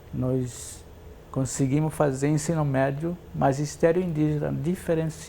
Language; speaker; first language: Portuguese; non-native, local second language; Guarani